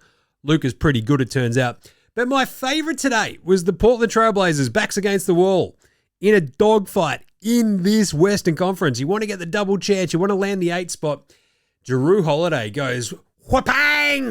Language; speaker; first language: English; native; English